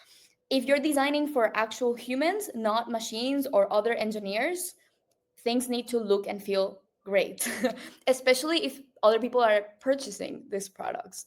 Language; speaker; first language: English; non-native, local second language; Spanish